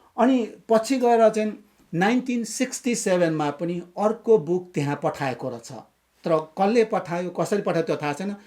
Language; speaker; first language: Nepali; non-native, local second language; Limbu